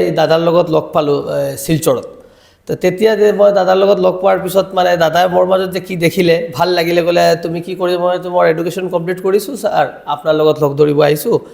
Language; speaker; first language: Assamese; non-native, local second language; Bangla